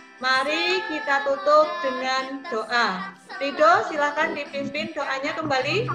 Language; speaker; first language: Indonesian; native; Indonesian